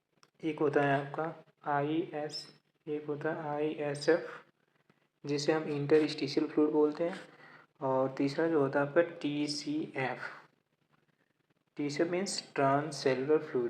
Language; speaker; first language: Hindi; native; Hindi